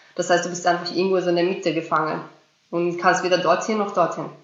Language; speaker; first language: German; early bilingual, other home language; Bosnian